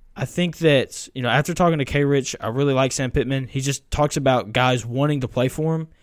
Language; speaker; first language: English; native; English